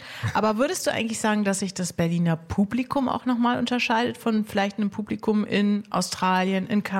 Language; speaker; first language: German; native; German